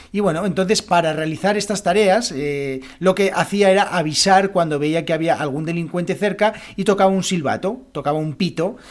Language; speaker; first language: Spanish; native; Spanish